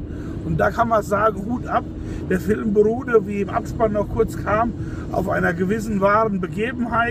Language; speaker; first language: German; native; German